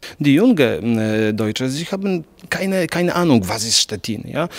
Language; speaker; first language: German; non-native, learner; Polish